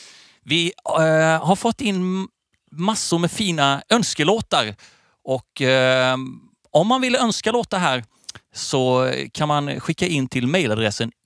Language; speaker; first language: Swedish; native; Swedish